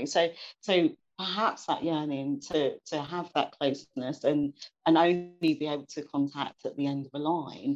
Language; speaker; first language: English; native; English